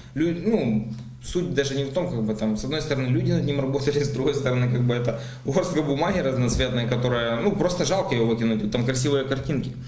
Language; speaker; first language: Russian; native; Russian